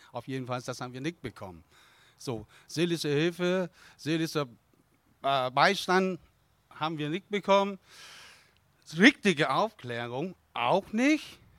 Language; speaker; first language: German; non-native, fluent; Vietnamese